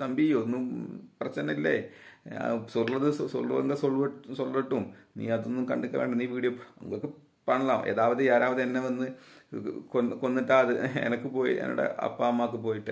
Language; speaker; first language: Tamil; non-native, learner; Malayalam